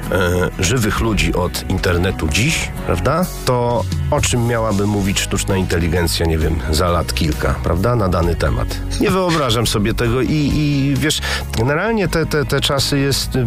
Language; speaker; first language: Polish; native; Polish